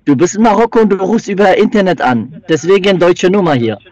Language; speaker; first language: German; native; German